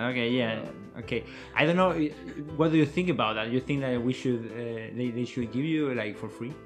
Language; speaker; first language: English; non-native, learner; Spanish